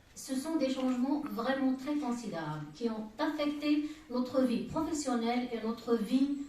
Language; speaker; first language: French; non-native, local second language; Arabic